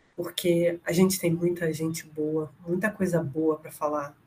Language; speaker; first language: Portuguese; native; Portuguese